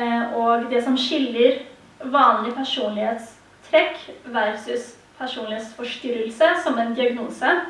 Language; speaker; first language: Norwegian; early bilingual, heritage; Tigrinya